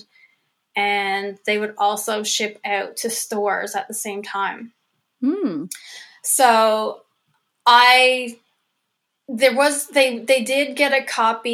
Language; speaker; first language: English; native; English